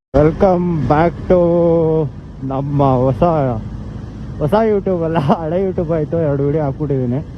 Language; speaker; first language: Kannada; native; Kannada